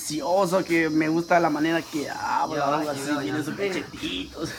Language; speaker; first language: Spanish; native; Spanish